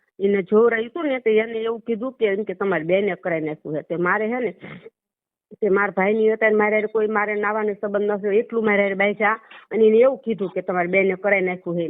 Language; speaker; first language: Gujarati; native; Gujarati